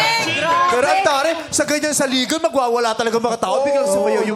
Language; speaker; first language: Filipino; native; Filipino